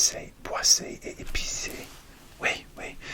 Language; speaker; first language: French; non-native, learner; English